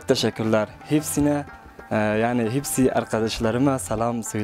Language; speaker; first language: Turkish; non-native, learner; Persian